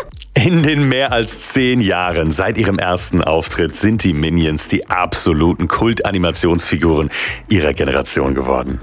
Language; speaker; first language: German; native; German